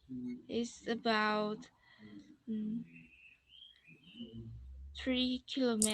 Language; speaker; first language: English; non-native, learner; Vietnamese